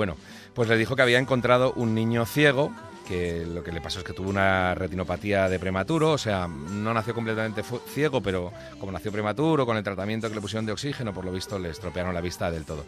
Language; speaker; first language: Spanish; native; Spanish